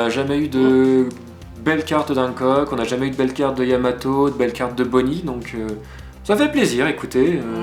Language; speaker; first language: French; native; French